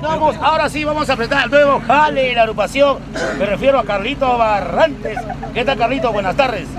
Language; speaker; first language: Spanish; native; Spanish